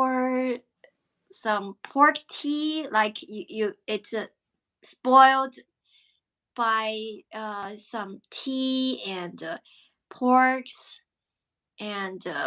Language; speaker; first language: English; non-native, fluent; Chinese